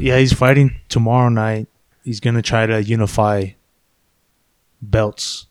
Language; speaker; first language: English; early bilingual, other home language; Spanish